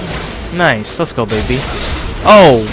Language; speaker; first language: English; native; English